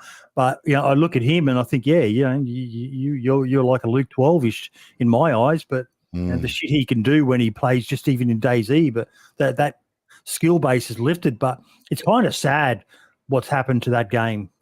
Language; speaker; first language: English; native; English